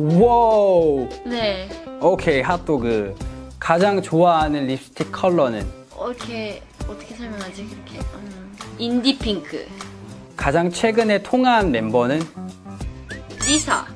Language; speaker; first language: Korean; early bilingual, heritage; Korean